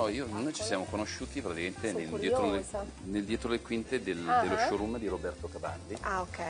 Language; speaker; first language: Italian; native; Italian